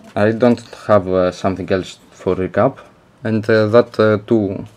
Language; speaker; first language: English; non-native, learner; Greek